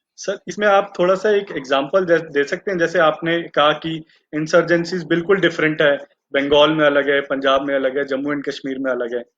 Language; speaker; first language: Hindi; native; Hindi